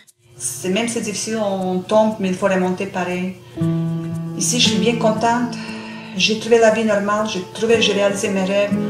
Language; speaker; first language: French; non-native, fluent; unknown